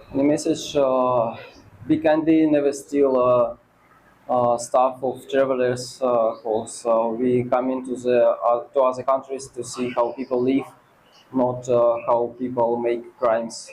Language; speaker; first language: English; non-native, learner; Russian